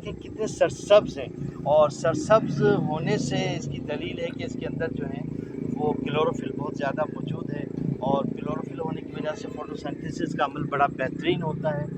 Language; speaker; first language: Urdu; non-native, local second language; Sindhi